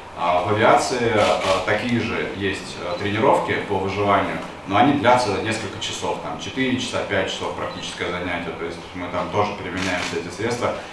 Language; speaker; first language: Russian; native; Russian